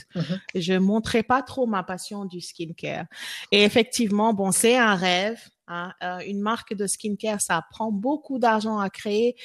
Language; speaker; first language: French; non-native, local second language; Wolof